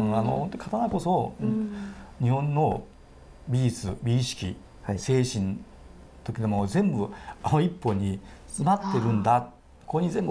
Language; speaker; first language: Japanese; native; Japanese